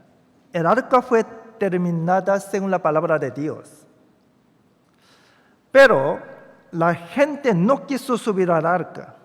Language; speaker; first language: Spanish; non-native, fluent; Korean